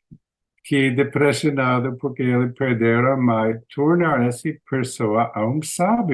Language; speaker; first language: Portuguese; non-native, learner; English